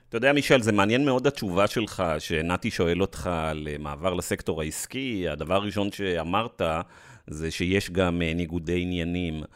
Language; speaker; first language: Hebrew; native; Hebrew